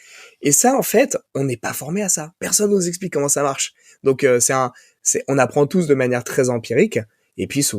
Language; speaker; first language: French; native; French